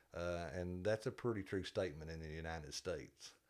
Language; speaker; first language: English; native; English